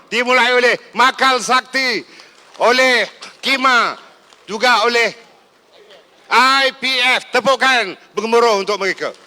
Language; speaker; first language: Malay; native; Malay